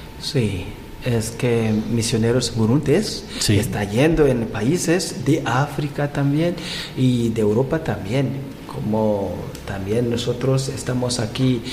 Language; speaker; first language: Spanish; non-native, learner; Rundi